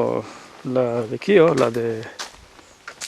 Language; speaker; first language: Spanish; native; Spanish